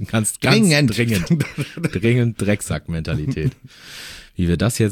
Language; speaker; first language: German; native; German